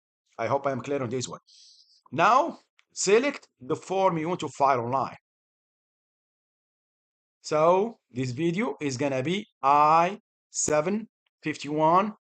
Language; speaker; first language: English; non-native, fluent; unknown